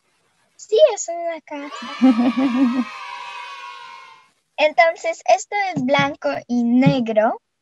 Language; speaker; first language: Spanish; non-native, fluent; Russian